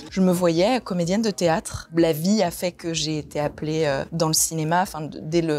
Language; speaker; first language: French; native; French